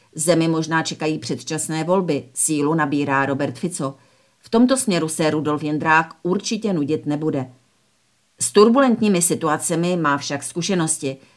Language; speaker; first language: Czech; early bilingual, other home language; Slovak